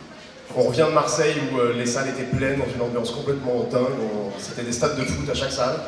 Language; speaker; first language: French; native; French